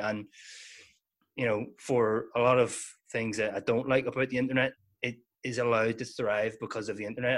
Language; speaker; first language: English; native; English